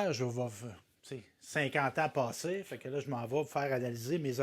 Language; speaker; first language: French; native; French